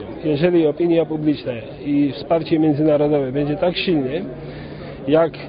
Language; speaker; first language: Polish; non-native, fluent; Georgian